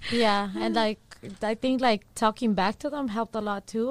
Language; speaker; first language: English; early bilingual, other home language; Spanish